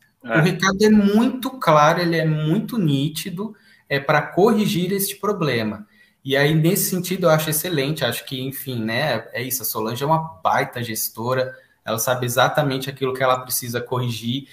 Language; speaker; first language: Portuguese; native; Portuguese